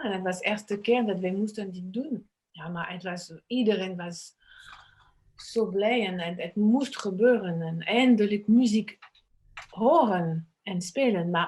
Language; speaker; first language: Dutch; non-native, fluent; French